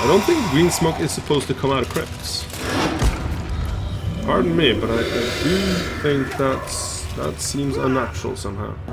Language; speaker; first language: English; non-native, fluent; Norwegian